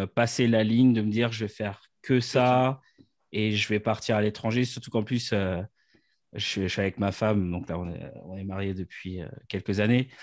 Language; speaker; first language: French; native; French